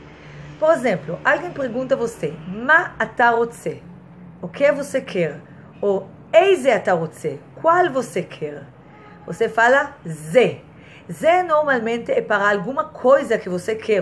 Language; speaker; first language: Portuguese; non-native, fluent; Hebrew